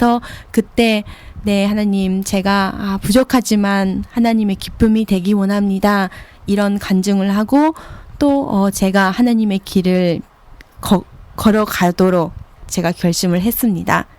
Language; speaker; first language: Korean; early bilingual, heritage; Korean